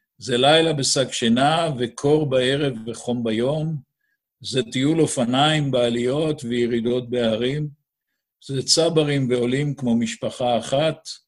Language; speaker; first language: Hebrew; native; Hebrew